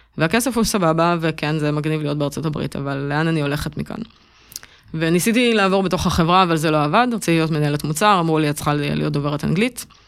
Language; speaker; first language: Hebrew; native; Hebrew